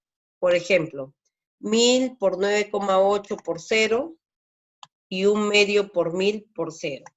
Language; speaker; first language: Spanish; native; Spanish